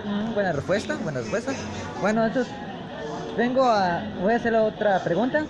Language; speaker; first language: Spanish; native; Spanish